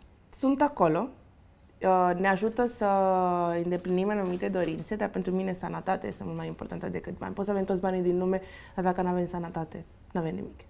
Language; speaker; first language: Romanian; non-native, fluent; Spanish